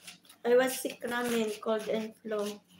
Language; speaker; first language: English; non-native, learner; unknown